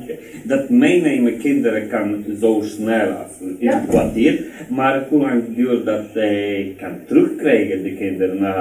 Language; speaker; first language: Dutch; non-native, learner; Polish